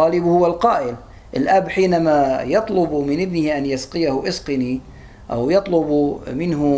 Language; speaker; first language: Arabic; native; Arabic